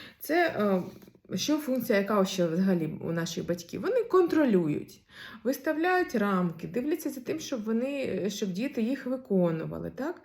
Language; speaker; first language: Ukrainian; non-native, local second language; Russian